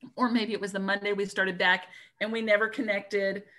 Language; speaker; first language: English; native; English